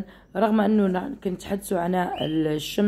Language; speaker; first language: Arabic; native; Arabic